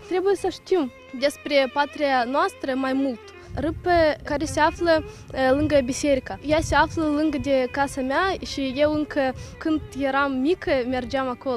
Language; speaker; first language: Romanian; non-native, local second language; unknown